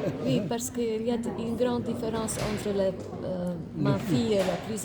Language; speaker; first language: French; non-native, fluent; Slovenian